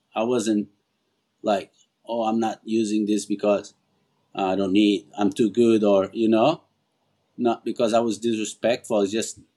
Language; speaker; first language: English; non-native, fluent; Portuguese